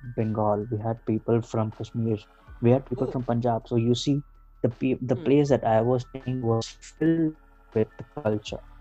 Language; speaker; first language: English; non-native, local second language; Hindi